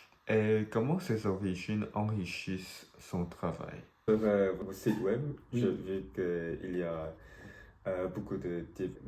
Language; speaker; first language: French; non-native, learner; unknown